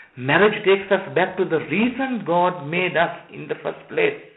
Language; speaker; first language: English; non-native, local second language; Sinhala